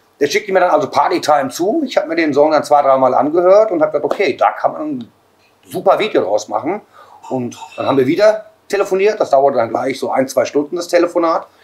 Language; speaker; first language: German; native; German